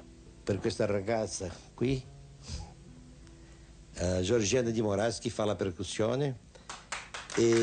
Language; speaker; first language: Italian; non-native, fluent; Portuguese